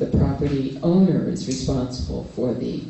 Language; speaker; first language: English; native; English